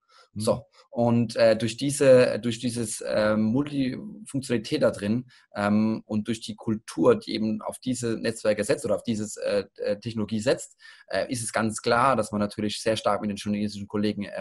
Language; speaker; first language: German; native; German